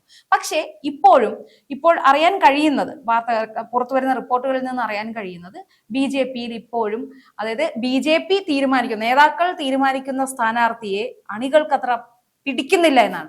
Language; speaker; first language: Malayalam; native; Malayalam